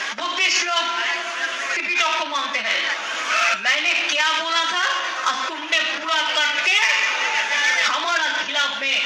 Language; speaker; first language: Hindi; non-native, local second language; Bangla